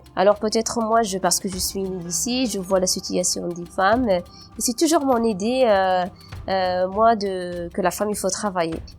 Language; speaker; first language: French; non-native, local second language; Berber languages